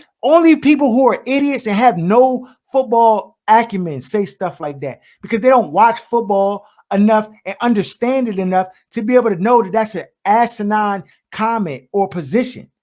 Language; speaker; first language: English; native; English